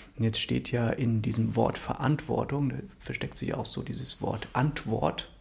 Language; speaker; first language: German; native; German